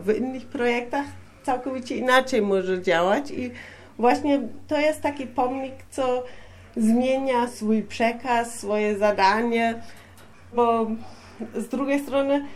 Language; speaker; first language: Polish; non-native, fluent; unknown